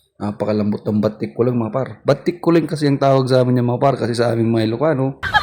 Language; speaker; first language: Filipino; non-native, local second language; Iloko